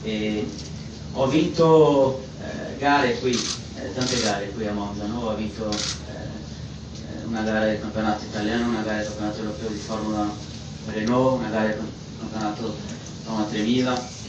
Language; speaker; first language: Italian; non-native, fluent; Portuguese